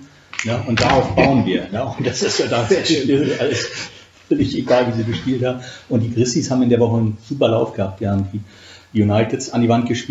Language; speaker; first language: German; native; German